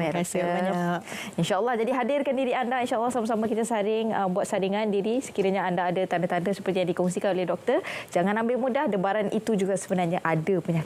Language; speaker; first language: Malay; native; Malay